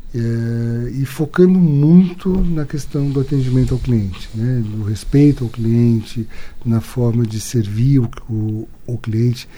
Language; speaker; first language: Portuguese; native; Portuguese